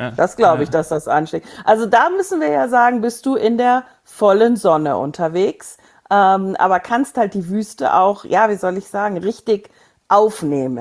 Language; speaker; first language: German; native; German